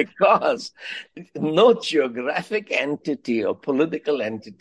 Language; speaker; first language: English; non-native, local second language; Hindi